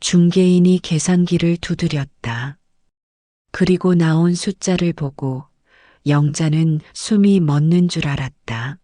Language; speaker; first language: Korean; native; Korean